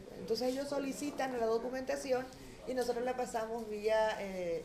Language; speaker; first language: Spanish; native; Spanish